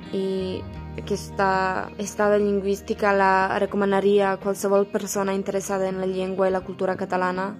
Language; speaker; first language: Catalan; non-native, fluent; Serbian